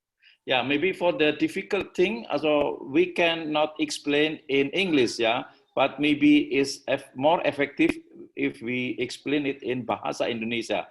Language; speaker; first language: English; non-native, learner; Indonesian